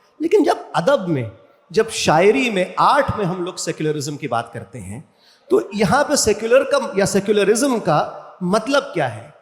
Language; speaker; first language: Hindi; native; Hindi